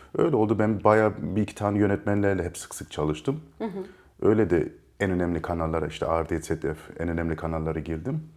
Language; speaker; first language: Turkish; early bilingual, heritage; Turkish